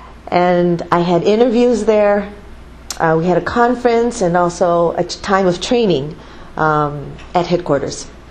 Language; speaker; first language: English; native; English